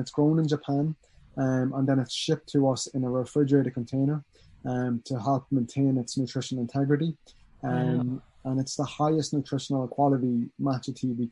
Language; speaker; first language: English; native; English